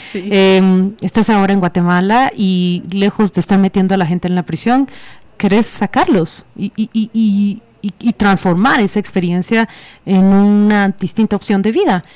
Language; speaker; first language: Spanish; native; Spanish